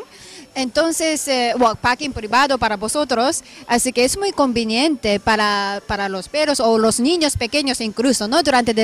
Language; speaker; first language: Spanish; non-native, fluent; Japanese